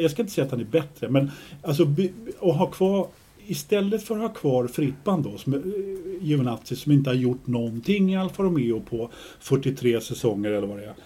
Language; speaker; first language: Swedish; native; Swedish